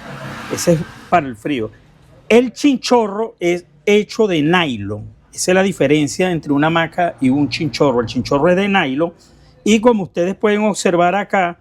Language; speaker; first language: Spanish; native; Spanish